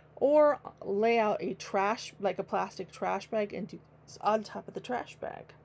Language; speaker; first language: English; native; English